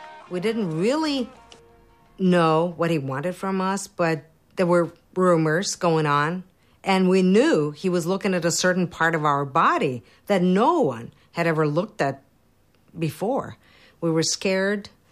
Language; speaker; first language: English; non-native, fluent; Romanian